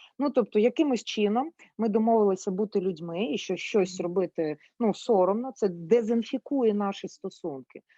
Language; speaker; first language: Ukrainian; non-native, local second language; Russian